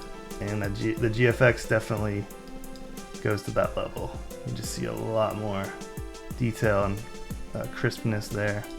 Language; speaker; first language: English; native; English